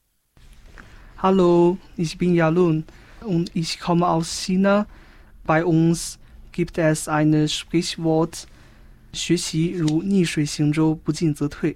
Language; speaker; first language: German; non-native, fluent; Chinese